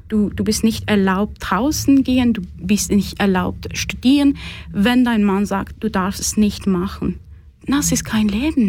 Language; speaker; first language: German; non-native, fluent; Persian